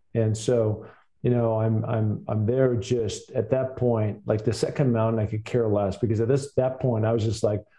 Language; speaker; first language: English; native; English